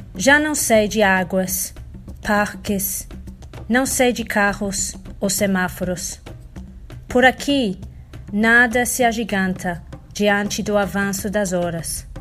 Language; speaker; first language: Portuguese; non-native, fluent; English